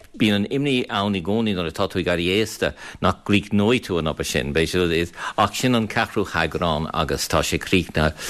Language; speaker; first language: Irish; non-native, fluent; English